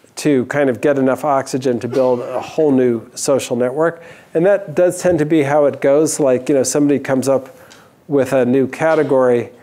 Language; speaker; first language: English; native; English